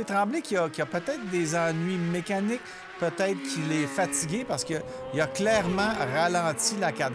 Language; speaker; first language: French; native; French